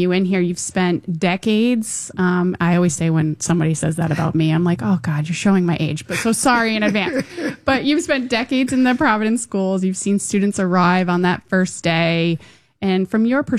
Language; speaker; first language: English; native; English